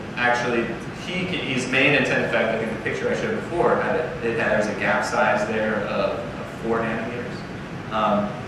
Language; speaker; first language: English; native; English